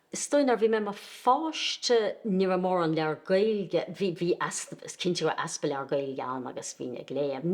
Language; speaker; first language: Irish; native; Irish